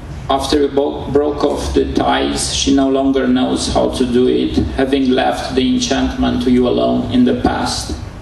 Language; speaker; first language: English; non-native, fluent; Romanian